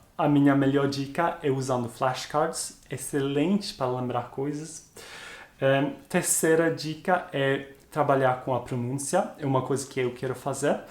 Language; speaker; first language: Portuguese; non-native, fluent; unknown